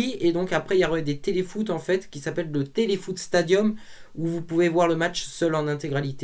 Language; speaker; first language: French; native; French